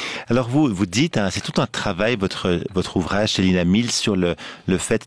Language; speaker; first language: French; native; French